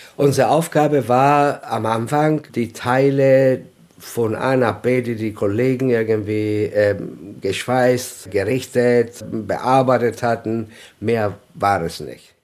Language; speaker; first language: German; non-native, fluent; Italian